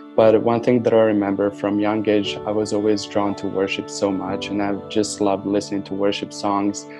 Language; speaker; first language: English; non-native, fluent; Serbian